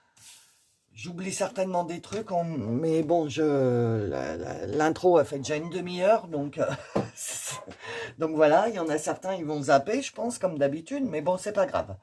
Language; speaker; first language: French; native; French